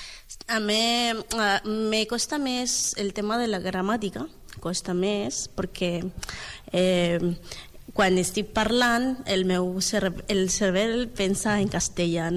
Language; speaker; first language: Catalan; non-native, learner; Spanish